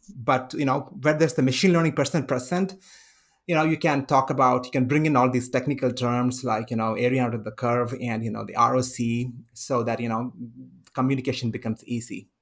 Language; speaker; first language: English; non-native, local second language; Malayalam